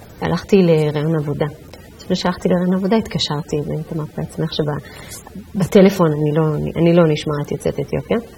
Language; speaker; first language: Hebrew; early bilingual, other home language; Amharic